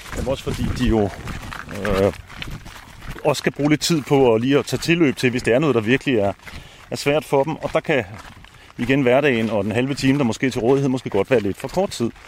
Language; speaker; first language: Danish; native; Danish